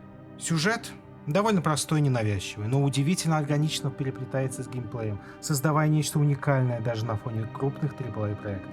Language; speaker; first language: Russian; native; Russian